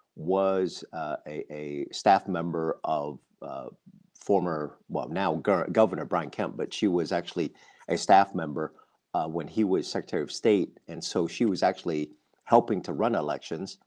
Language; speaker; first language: English; non-native, fluent; Vietnamese